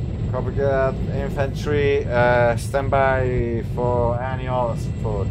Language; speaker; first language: English; non-native, learner; Spanish